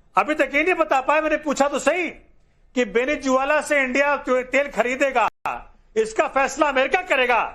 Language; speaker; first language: Hindi; native; Hindi